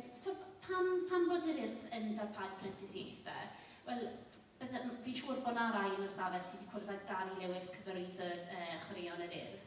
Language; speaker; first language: Welsh; non-native, local second language; English